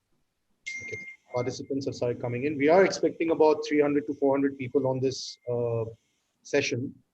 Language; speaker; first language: English; non-native, local second language; Hindi